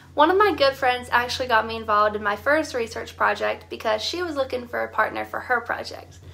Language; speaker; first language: English; native; English